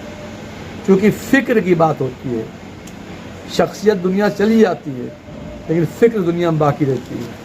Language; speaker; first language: Urdu; native; Urdu